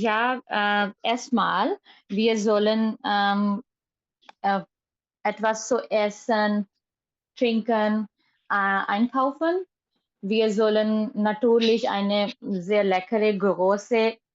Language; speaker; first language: German; non-native, learner; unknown